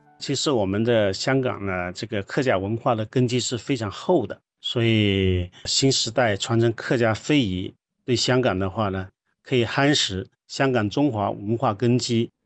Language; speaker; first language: Chinese; non-native, local second language; Hakka Chinese